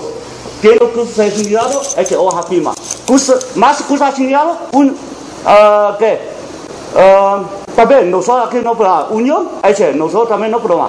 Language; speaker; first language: Spanish; non-native, learner; Chinese